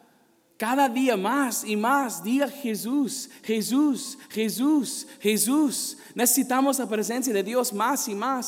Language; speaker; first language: Spanish; non-native, fluent; English